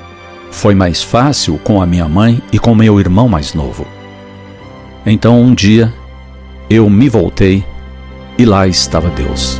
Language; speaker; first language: Portuguese; native; Portuguese